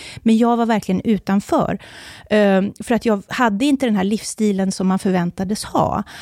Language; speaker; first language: Swedish; native; Swedish